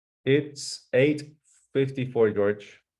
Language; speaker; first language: English; early bilingual, other home language; Spanish